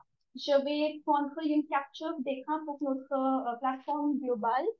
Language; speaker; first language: French; non-native, learner; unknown